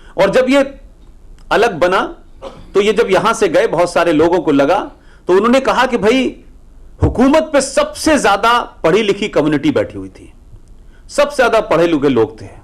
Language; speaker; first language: Hindi; native; Hindi